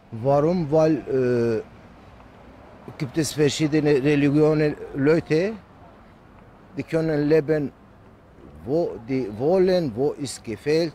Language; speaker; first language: German; non-native, learner; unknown